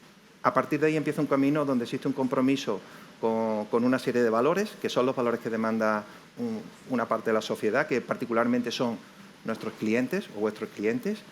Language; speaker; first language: Spanish; native; Spanish